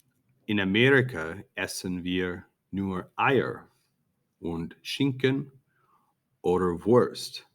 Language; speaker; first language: German; non-native, fluent; English